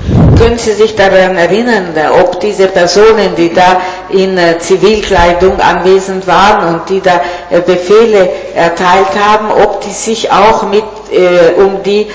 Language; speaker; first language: German; non-native, fluent; Italian